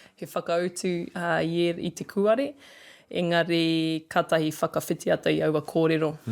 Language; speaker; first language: Māori; native; Māori